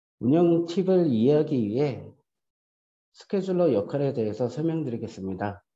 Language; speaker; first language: Korean; native; Korean